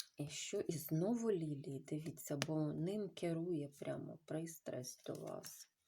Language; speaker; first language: Ukrainian; non-native, local second language; Russian